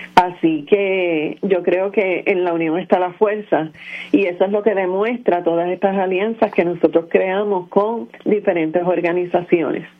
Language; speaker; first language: Spanish; native; Spanish